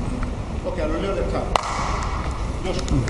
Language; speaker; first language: Greek; early bilingual, heritage; Greek